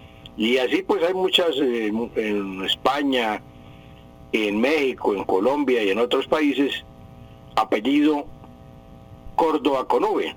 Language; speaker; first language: Spanish; native; Spanish